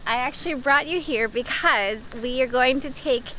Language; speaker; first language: English; native; English